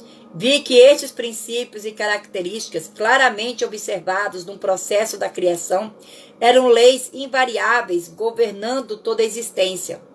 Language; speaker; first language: Portuguese; native; Portuguese